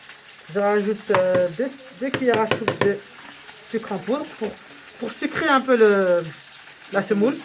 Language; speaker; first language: French; native; French